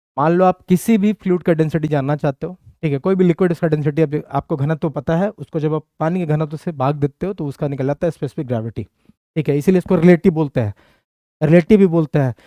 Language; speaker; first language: Hindi; native; Hindi